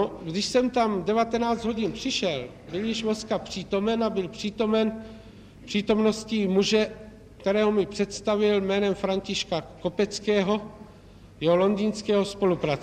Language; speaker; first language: Czech; native; Czech